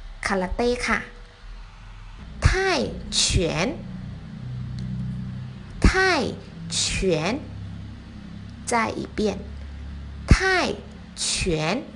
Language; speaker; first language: Chinese; non-native, fluent; Thai